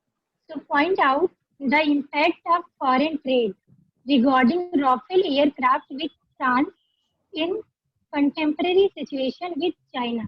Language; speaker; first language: English; non-native, local second language; Hindi